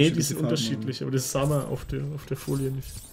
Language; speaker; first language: German; native; German